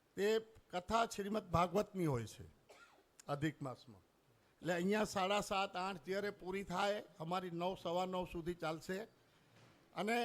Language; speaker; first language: Gujarati; non-native, local second language; Sindhi